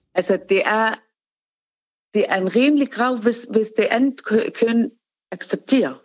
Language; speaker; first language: Danish; non-native, fluent; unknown